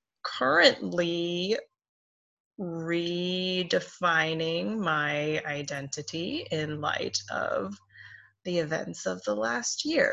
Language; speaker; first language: English; native; English